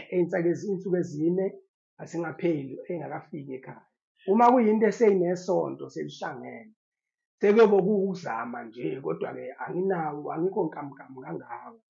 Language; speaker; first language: Zulu; native; Zulu